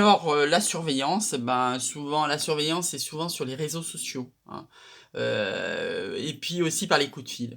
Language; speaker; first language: French; native; French